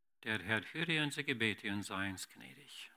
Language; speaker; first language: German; non-native, learner; Plautdietsch